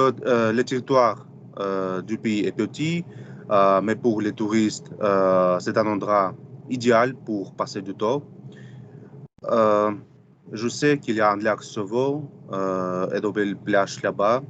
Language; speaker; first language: French; non-native, fluent; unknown